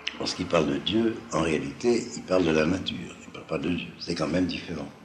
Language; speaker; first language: French; non-native, local second language; Arabic